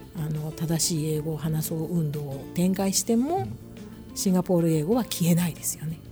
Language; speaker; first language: Japanese; native; Japanese